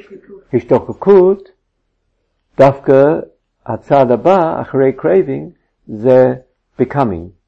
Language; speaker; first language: Hebrew; non-native, fluent; English